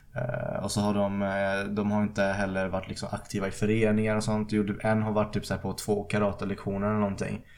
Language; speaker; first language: Swedish; early bilingual, other home language; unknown